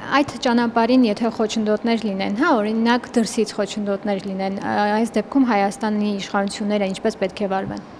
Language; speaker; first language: Armenian; native; Armenian